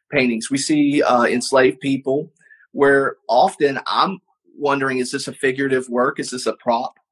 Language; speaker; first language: English; native; English